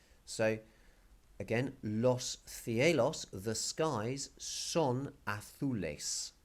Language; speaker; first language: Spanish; non-native, fluent; English